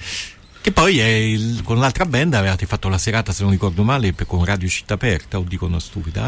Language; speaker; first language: Italian; native; Italian